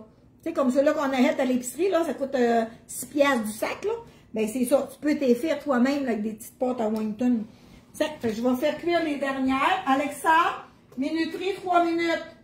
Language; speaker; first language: French; native; French